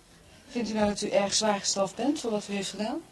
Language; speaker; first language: Dutch; native; Dutch